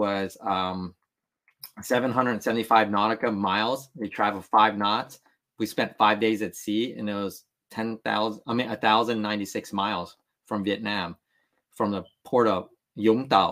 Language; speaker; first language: English; early bilingual, other home language; Vietnamese